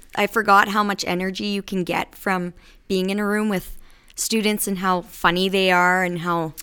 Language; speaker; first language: English; native; English